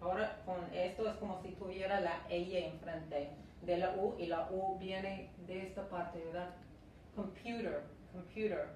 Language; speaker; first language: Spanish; non-native, fluent; English